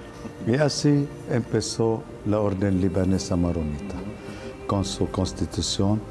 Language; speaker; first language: Spanish; non-native, fluent; Arabic